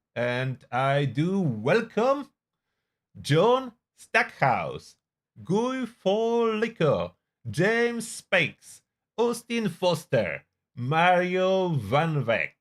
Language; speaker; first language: English; non-native, fluent; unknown